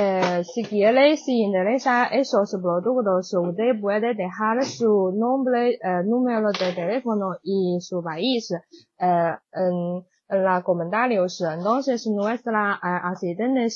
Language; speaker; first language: Spanish; non-native, learner; Chinese